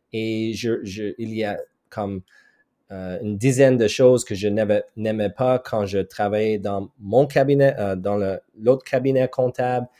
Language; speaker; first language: French; non-native, local second language; English